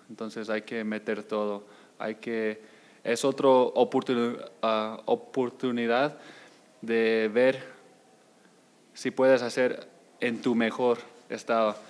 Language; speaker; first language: Spanish; early bilingual, heritage; Spanish